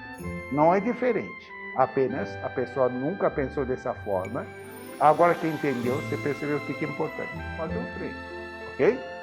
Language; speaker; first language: Portuguese; non-native, fluent; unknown